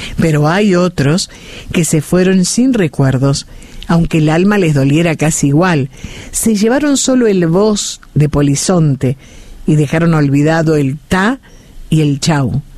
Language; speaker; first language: Spanish; native; Spanish